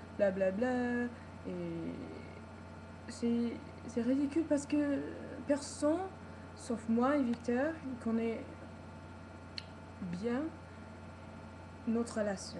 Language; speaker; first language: French; non-native, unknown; English